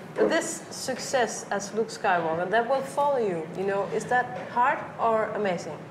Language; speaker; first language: English; non-native, fluent; Danish